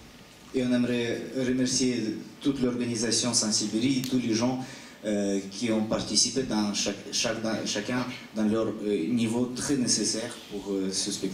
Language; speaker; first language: French; non-native, fluent; Russian